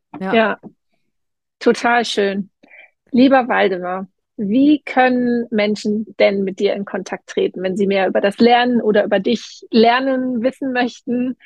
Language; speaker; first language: German; native; German